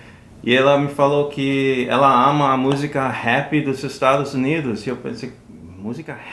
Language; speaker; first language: Portuguese; non-native, fluent; English